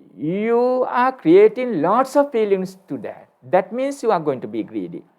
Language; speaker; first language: English; non-native, local second language; Sinhala